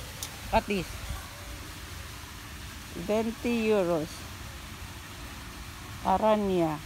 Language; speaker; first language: English; non-native, local second language; Filipino